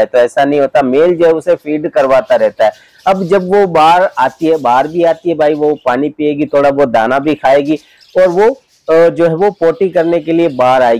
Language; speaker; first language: Hindi; native; Hindi